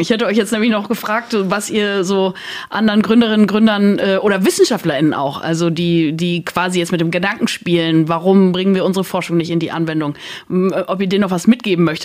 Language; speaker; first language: German; native; German